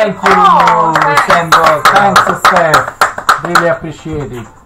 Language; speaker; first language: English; non-native, fluent; Italian